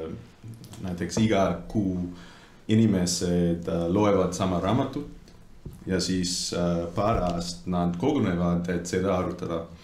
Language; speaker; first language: Estonian; non-native, fluent; English